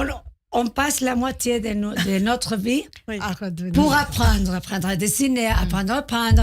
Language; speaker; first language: French; non-native, learner; Spanish